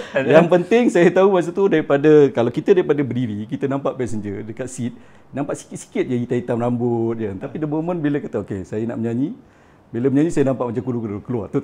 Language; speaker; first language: Malay; native; Malay